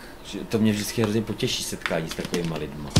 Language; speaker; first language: Czech; native; Czech